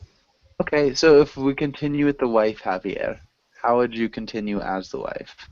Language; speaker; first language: English; native; English